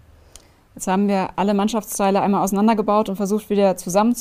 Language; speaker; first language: German; native; German